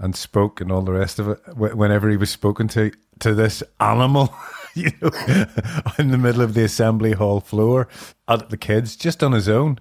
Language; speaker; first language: English; native; English